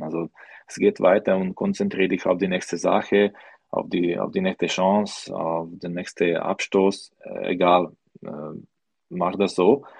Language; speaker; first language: German; non-native, learner; Slovak